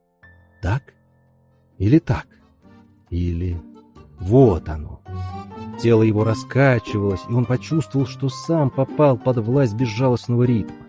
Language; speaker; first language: Russian; native; Russian